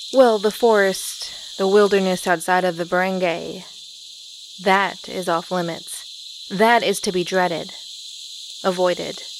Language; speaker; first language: English; early bilingual, other home language; Filipino